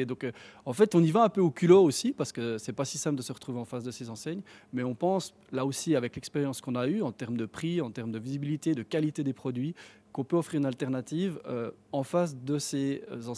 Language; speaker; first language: French; native; French